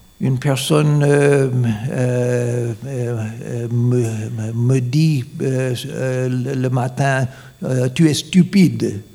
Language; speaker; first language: French; non-native, fluent; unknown